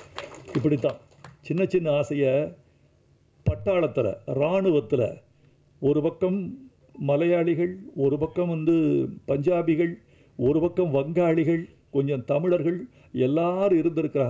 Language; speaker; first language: Tamil; native; Tamil